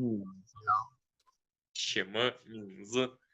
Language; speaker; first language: Chinese; non-native, learner; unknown